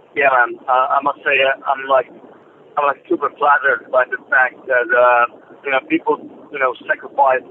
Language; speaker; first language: English; non-native, fluent; Polish